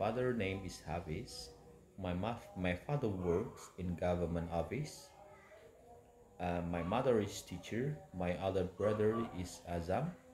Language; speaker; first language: English; non-native, fluent; Indonesian